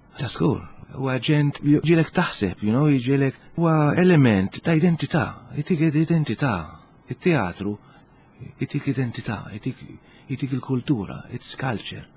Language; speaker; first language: Maltese; early bilingual, heritage; Italian